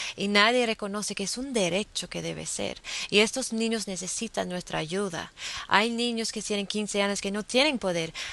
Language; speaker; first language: Spanish; non-native, fluent; English